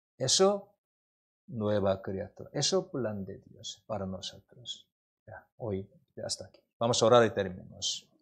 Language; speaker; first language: Spanish; non-native, learner; Korean